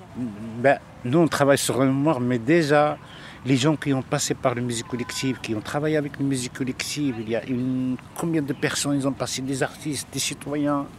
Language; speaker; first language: French; non-native, local second language; Arabic